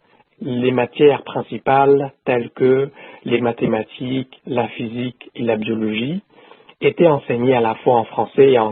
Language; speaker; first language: French; non-native, fluent; Khmer